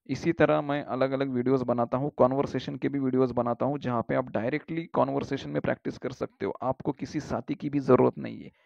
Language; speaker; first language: Hindi; native; Hindi